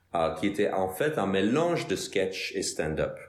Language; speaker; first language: French; non-native, fluent; English